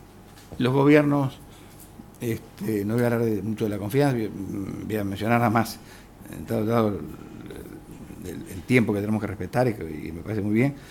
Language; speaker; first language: Spanish; native; Spanish